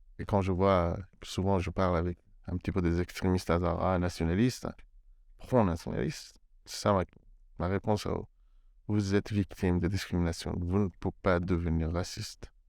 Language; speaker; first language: French; non-native, fluent; Persian